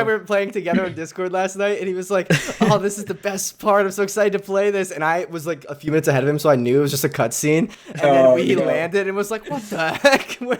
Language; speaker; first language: English; native; English